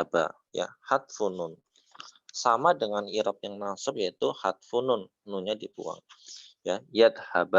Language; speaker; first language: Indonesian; native; Indonesian